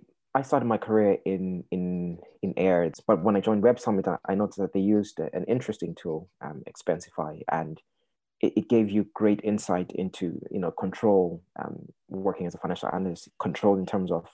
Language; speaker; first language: English; non-native, local second language; Shona